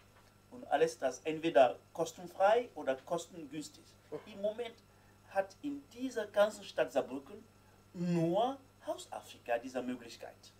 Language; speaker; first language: German; non-native, fluent; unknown